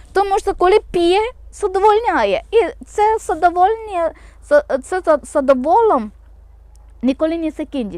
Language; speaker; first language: Ukrainian; non-native, local second language; Malayalam